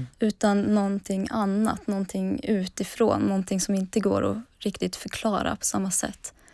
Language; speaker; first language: Swedish; early bilingual, other home language; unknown